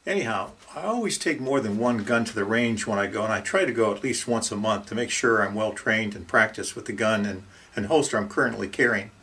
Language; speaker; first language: English; native; English